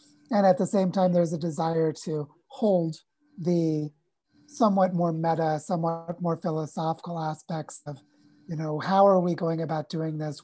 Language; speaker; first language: English; native; English